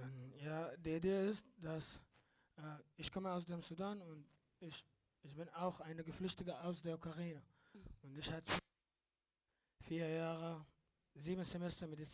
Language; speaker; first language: German; non-native, learner; Arabic